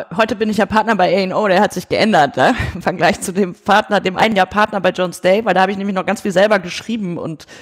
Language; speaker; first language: German; native; German